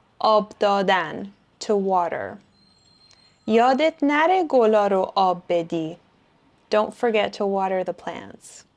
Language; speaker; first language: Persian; native; Persian